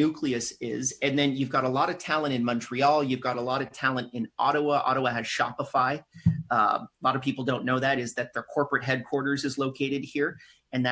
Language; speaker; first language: English; native; English